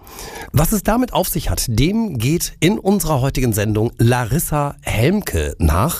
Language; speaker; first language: German; native; German